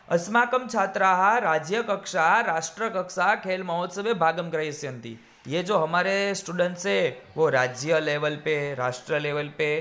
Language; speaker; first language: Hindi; non-native, local second language; Gujarati